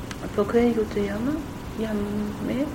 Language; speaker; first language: Spanish; non-native, learner; German